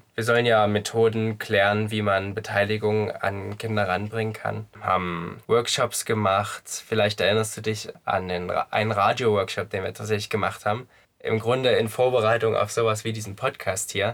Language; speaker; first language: German; native; German